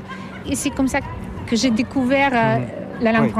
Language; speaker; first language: French; non-native, fluent; Russian